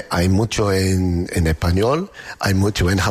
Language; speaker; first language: Spanish; non-native, fluent; English